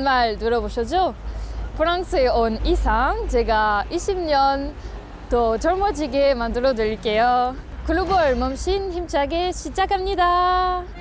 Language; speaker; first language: Korean; non-native, learner; French